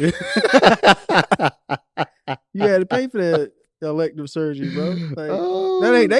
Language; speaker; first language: English; native; English